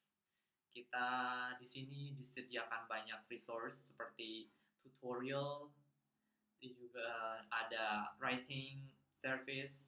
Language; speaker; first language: Indonesian; non-native, local second language; Balinese